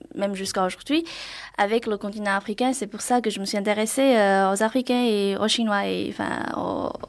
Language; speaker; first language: French; non-native, fluent; Chinese